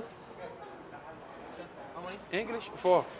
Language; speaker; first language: English; non-native, learner; Portuguese